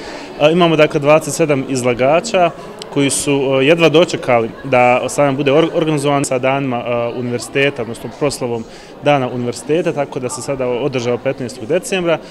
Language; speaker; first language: Bosnian; native; Bosnian